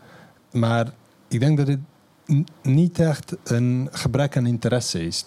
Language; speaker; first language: Dutch; non-native, fluent; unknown